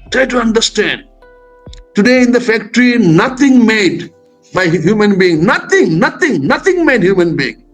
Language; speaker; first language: English; non-native, local second language; Bangla